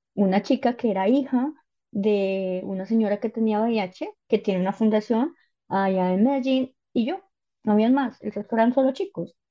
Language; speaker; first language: Spanish; native; Spanish